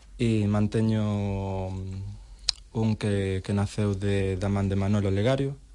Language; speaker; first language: Galician; non-native, local second language; Spanish